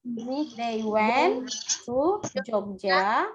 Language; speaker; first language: English; non-native, fluent; Indonesian